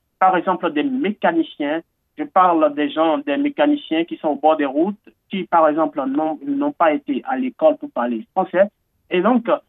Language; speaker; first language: French; non-native, local second language; Fon